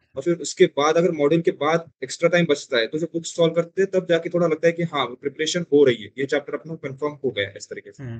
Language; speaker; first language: Hindi; non-native, local second language; Marathi